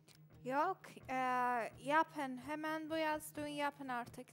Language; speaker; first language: Turkish; non-native, learner; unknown